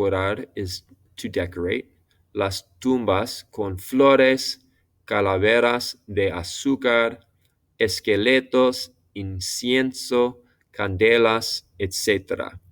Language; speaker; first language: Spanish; non-native, fluent; English